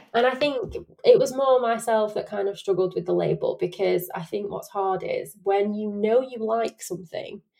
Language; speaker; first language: English; native; English